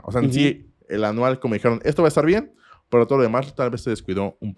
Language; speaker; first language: Spanish; native; Spanish